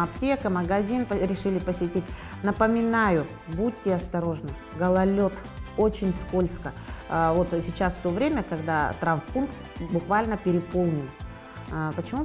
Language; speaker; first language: Russian; native; Russian